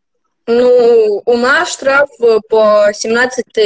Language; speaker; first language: Russian; non-native, local second language; Ukrainian